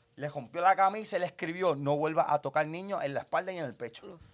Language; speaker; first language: Spanish; native; Spanish